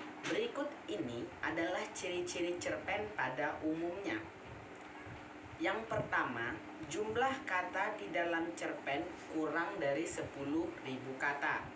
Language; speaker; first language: Indonesian; native; Indonesian